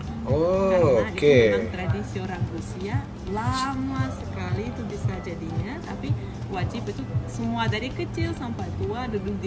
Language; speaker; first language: Indonesian; non-native, fluent; Russian